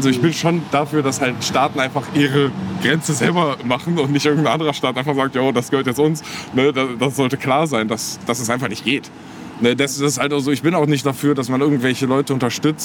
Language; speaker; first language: German; native; German